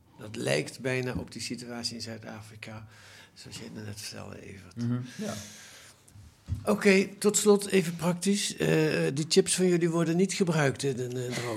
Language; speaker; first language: Dutch; native; Dutch